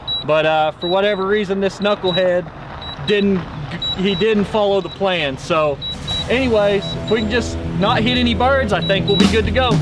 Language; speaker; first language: English; native; English